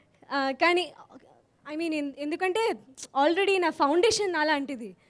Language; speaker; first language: Telugu; non-native, learner; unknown